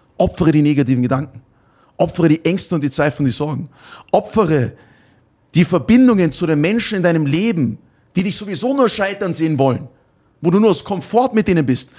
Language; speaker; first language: German; native; German